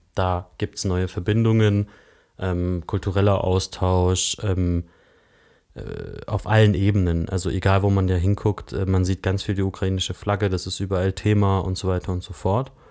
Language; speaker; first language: German; native; German